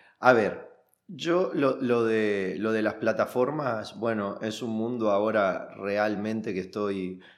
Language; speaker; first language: Spanish; native; Spanish